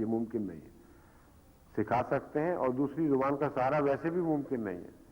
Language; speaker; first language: Urdu; native; Urdu